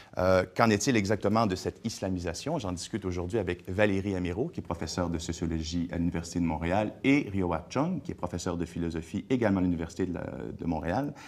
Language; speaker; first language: French; native; French